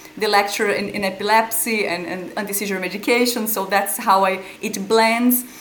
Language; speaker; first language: English; non-native, fluent; Portuguese